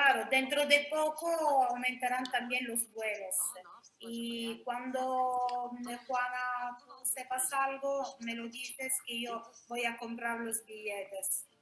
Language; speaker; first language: Spanish; non-native, fluent; Italian